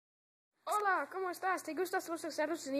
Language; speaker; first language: Spanish; non-native, learner; English